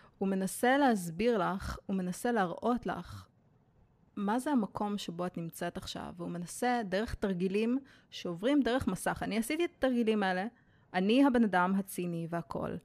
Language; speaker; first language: Hebrew; native; Hebrew